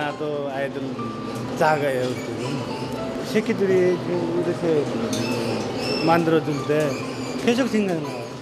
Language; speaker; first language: Korean; non-native, learner; Nepali